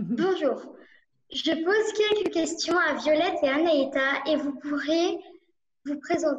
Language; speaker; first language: French; early bilingual, heritage; French